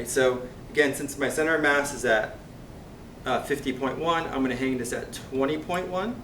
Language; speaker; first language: English; native; English